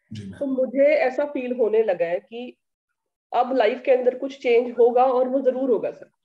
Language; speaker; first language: Hindi; native; Hindi